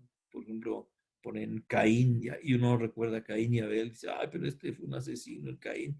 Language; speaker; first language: Spanish; native; Spanish